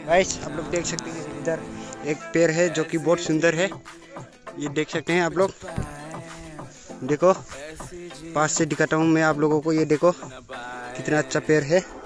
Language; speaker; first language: Hindi; non-native, local second language; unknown